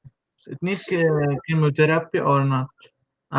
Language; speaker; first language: English; non-native, learner; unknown